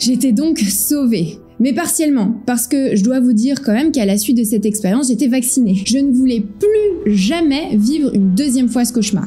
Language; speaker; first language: French; native; French